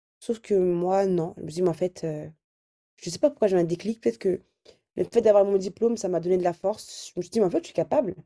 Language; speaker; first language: French; early bilingual, other home language; Arabic